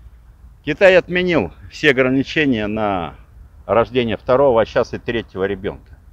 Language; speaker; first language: Russian; native; Russian